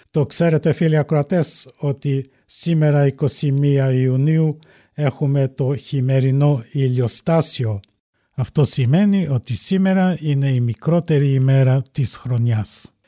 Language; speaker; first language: Greek; early bilingual, heritage; Greek